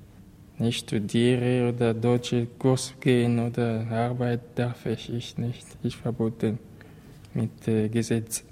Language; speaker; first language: German; non-native, learner; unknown